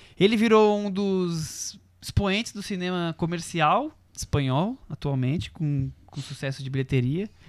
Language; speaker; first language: Portuguese; native; Portuguese